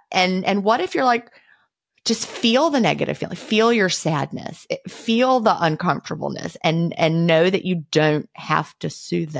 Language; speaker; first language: English; native; English